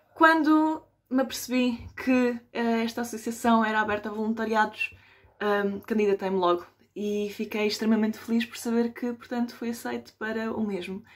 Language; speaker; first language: Portuguese; early bilingual, other home language; Spanish